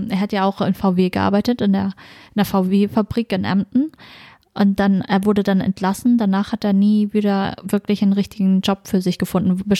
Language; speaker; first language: German; native; German